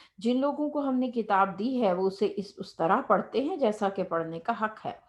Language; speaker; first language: Urdu; native; Urdu